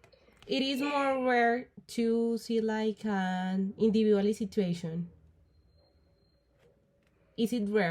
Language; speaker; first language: English; non-native, learner; Spanish